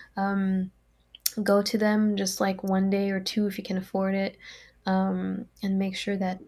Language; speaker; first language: English; non-native, fluent; French